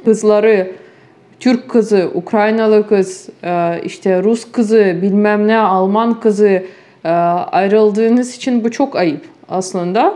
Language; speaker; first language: Turkish; non-native, fluent; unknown